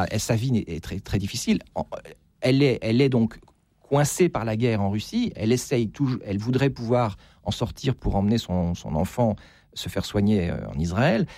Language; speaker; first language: French; native; French